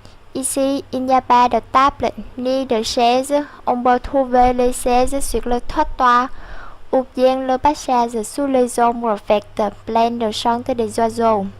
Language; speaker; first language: French; non-native, local second language; Vietnamese